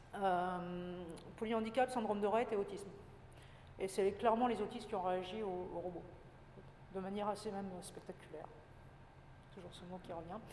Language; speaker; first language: French; native; French